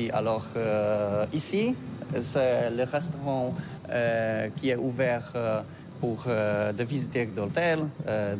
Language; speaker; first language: French; non-native, learner; Polish